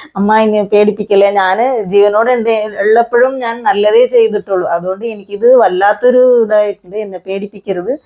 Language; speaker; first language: Malayalam; non-native, local second language; Konkani